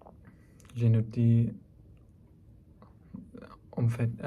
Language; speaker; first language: French; non-native, learner; English